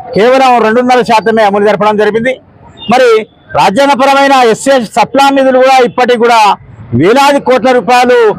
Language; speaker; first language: Telugu; native; Telugu